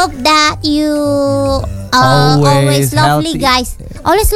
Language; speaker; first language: English; non-native, learner; Indonesian